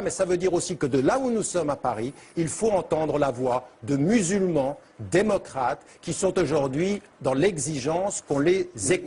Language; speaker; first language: French; early bilingual, heritage; French